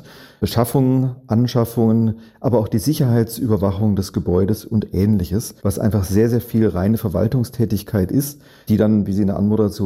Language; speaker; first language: German; native; German